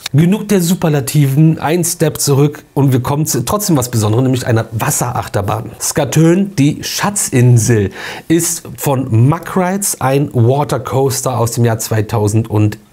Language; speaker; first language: German; native; German